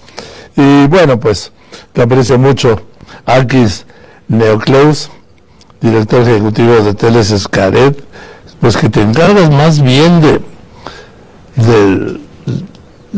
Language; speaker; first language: Spanish; native; Spanish